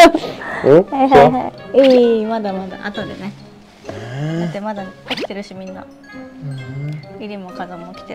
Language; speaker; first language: Japanese; native; Japanese